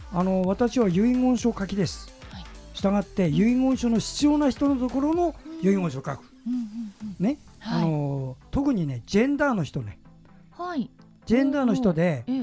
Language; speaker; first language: Japanese; native; Japanese